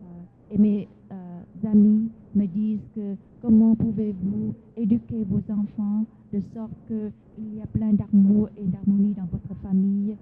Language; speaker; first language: French; non-native, fluent; Vietnamese